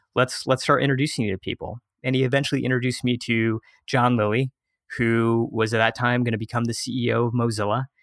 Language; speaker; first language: English; native; English